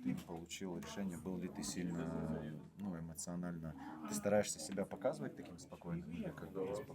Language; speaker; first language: Russian; non-native, local second language; Uzbek